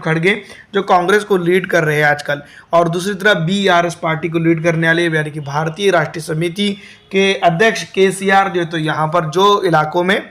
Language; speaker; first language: Hindi; native; Hindi